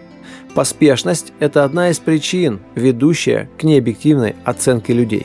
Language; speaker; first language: Russian; native; Russian